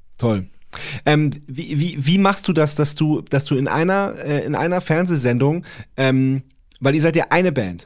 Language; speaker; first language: German; native; German